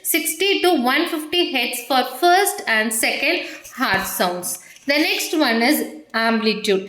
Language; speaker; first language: English; non-native, local second language; Tamil